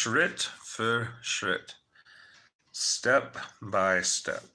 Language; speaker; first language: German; non-native, fluent; English